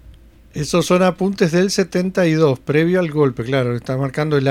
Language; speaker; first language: Spanish; native; Spanish